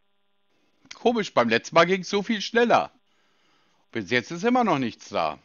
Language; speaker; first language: German; native; German